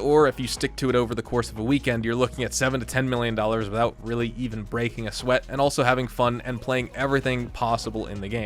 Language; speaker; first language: English; native; English